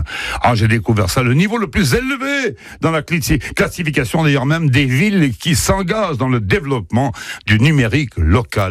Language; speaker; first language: French; native; French